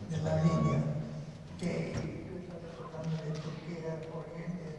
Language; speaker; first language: Spanish; non-native, fluent; English